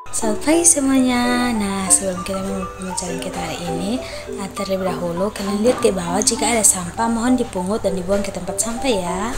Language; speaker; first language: Indonesian; native; Indonesian